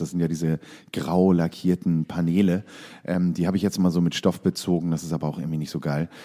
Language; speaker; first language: German; native; German